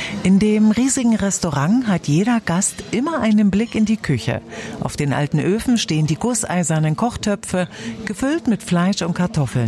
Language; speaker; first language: German; native; German